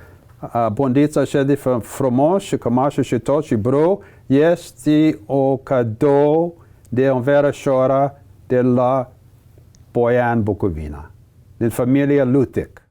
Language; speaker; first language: Romanian; early bilingual, heritage; English